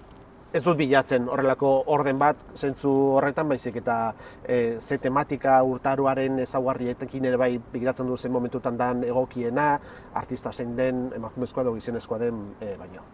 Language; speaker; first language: Basque; native; Basque